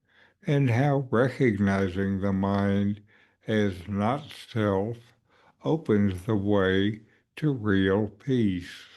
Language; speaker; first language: English; native; English